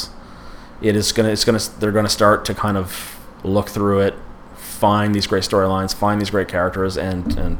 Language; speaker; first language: English; native; English